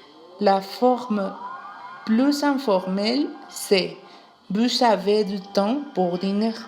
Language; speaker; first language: French; non-native, learner; Spanish